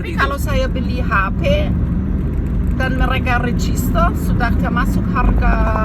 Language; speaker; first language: Indonesian; non-native, fluent; German